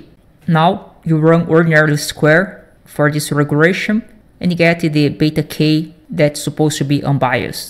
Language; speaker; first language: English; non-native, fluent; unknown